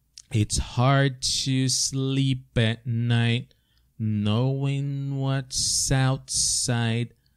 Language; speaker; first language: English; non-native, fluent; Portuguese